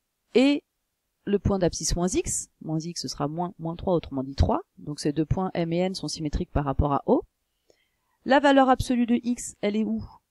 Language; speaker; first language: French; native; French